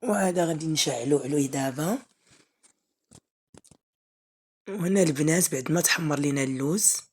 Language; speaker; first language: Arabic; native; Arabic